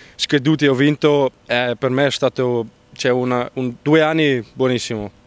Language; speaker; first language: Italian; non-native, learner; Afrikaans